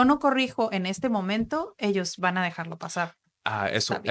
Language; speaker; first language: Spanish; native; Spanish